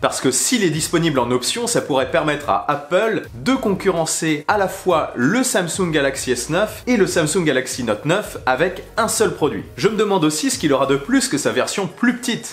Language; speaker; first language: French; native; French